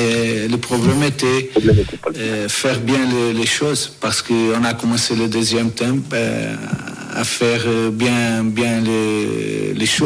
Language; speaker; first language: French; non-native, learner; Portuguese